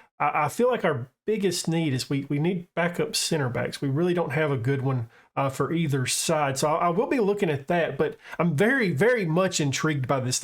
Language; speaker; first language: English; native; English